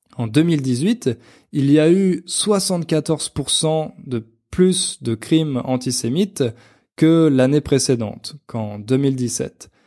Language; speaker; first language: French; native; French